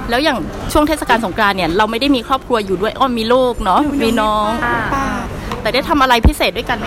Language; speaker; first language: Thai; native; Thai